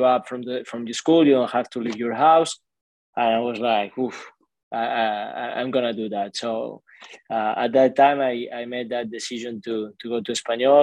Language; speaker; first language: English; non-native, fluent; Spanish